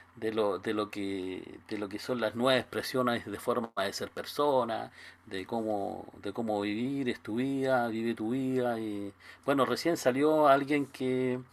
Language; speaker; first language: Spanish; native; Spanish